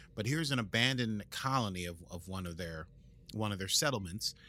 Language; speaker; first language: English; native; English